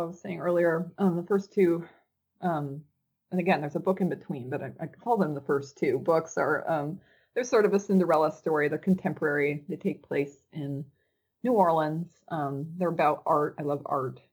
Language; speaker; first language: English; native; English